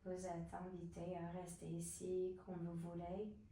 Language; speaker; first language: French; non-native, fluent; English